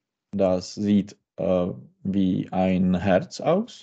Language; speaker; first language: German; non-native, learner; Czech